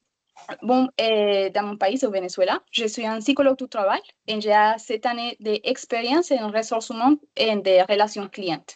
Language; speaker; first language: French; non-native, learner; Spanish